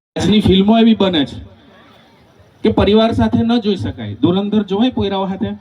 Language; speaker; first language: Gujarati; native; Gujarati